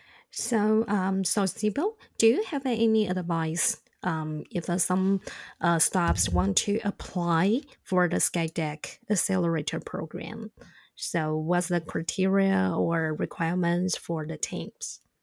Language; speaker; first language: English; non-native, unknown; Chinese